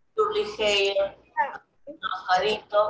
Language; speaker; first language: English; non-native, learner; Spanish